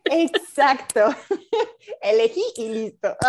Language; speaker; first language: Spanish; native; Spanish